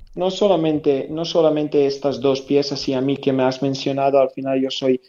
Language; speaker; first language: Spanish; non-native, fluent; Serbian